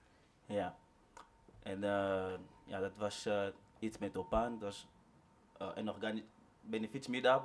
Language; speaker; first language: Dutch; non-native, learner; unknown